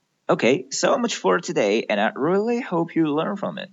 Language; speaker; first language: English; non-native, fluent; Chinese